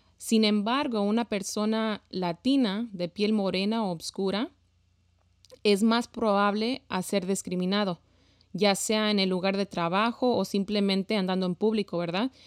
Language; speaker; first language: Spanish; early bilingual, heritage; Spanish